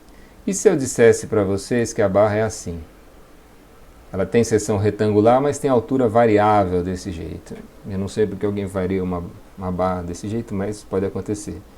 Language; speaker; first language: Portuguese; native; Portuguese